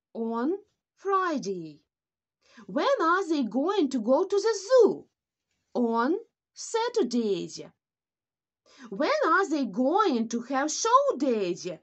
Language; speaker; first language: English; non-native, fluent; Ukrainian